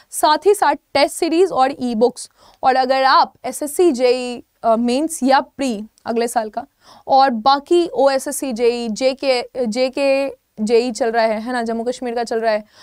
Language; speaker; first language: Hindi; native; Hindi